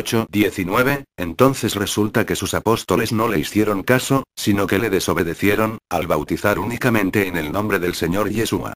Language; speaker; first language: Spanish; native; Spanish